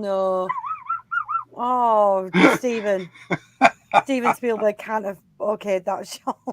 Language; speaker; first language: English; native; English